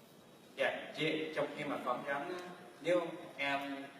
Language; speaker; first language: Vietnamese; early bilingual, heritage; Vietnamese